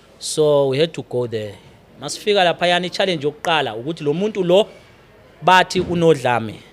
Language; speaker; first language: Zulu; native; Zulu